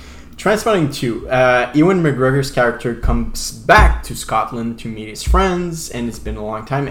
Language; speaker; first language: English; non-native, fluent; French